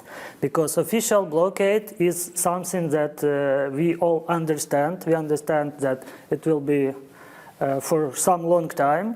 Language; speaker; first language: English; non-native, fluent; Ukrainian